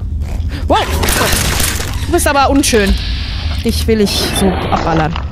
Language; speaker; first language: German; native; German